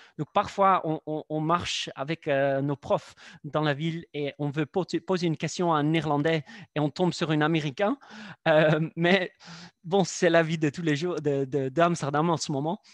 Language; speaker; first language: French; non-native, fluent; Dutch